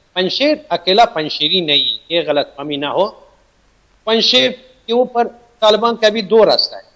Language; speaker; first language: Hindi; non-native, learner; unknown